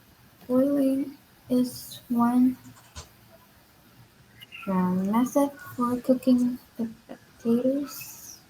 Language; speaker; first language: English; non-native, learner; Vietnamese